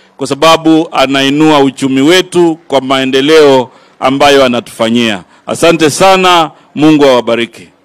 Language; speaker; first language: Swahili; native; Swahili